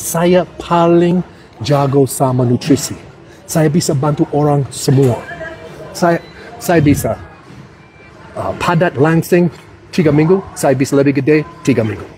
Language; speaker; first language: Indonesian; non-native, fluent; English